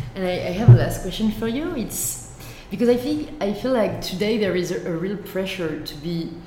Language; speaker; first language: English; non-native, fluent; French